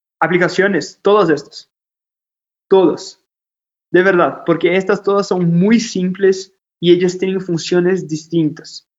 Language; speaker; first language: Spanish; non-native, fluent; Portuguese